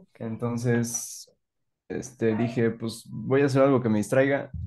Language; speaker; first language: Spanish; native; Spanish